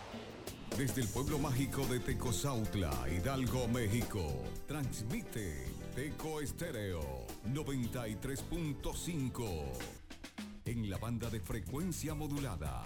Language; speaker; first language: Spanish; native; Spanish